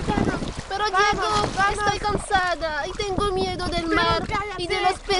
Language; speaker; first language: Spanish; non-native, learner; French